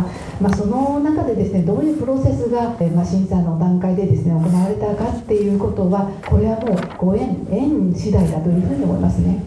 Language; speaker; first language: Japanese; native; Japanese